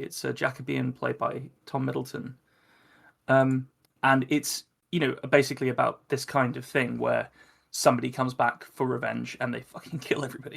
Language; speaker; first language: English; native; English